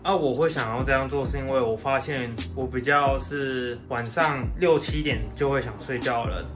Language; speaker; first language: Chinese; native; Chinese